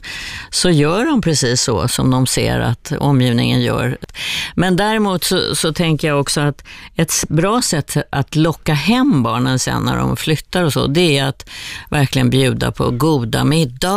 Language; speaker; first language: Swedish; native; Swedish